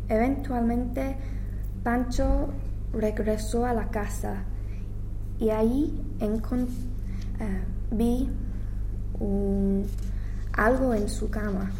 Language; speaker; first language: Spanish; non-native, learner; English